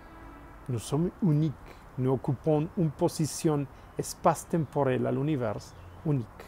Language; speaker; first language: French; non-native, learner; Spanish